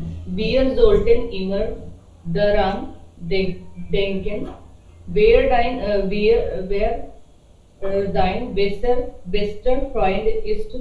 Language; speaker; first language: German; non-native, learner; Hindi